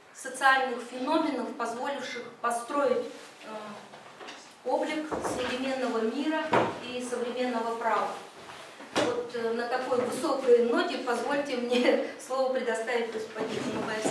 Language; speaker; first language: Russian; native; Russian